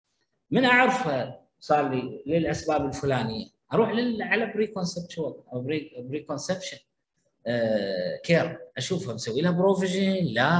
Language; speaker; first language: Arabic; native; Arabic